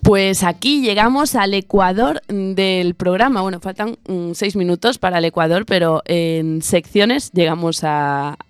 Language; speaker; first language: Spanish; native; Spanish